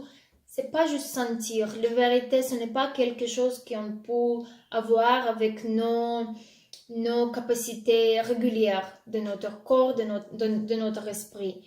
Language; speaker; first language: French; non-native, fluent; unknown